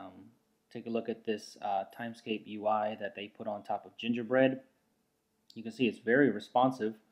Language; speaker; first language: English; native; English